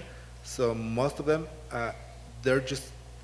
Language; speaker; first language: English; non-native, fluent; Spanish